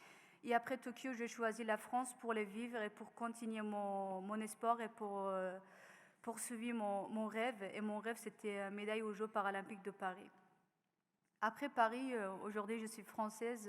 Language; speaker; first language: French; non-native, learner; Persian